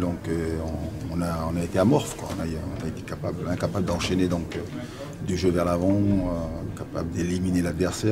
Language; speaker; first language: French; native; French